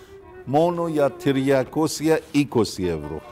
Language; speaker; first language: Greek; non-native, learner; Persian